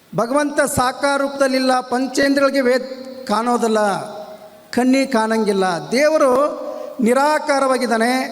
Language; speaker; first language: Kannada; native; Kannada